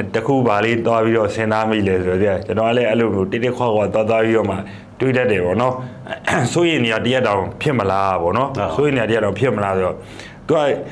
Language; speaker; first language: Burmese; native; Burmese